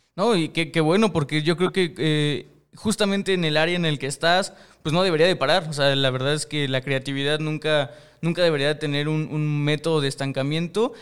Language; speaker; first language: Spanish; native; Spanish